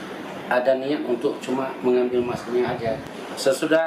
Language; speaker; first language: Indonesian; non-native, local second language; Achinese